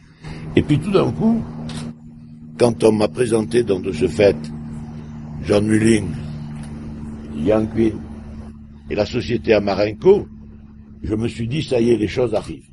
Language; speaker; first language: French; native; French